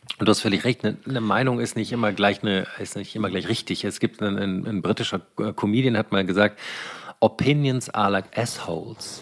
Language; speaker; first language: German; native; German